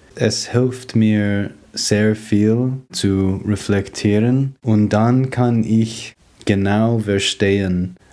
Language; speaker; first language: German; non-native, learner; English